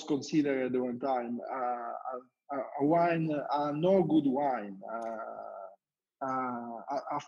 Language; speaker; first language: English; non-native, learner; Italian